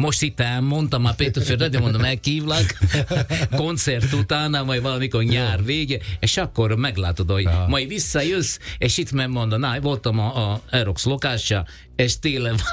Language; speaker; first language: Hungarian; non-native, learner; Italian